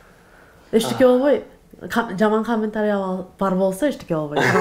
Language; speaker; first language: Kyrgyz; non-native, learner; Korean